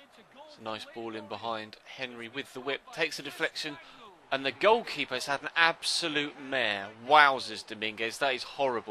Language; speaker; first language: English; native; English